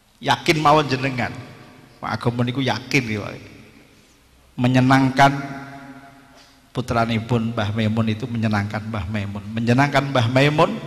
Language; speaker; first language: Javanese; native; Javanese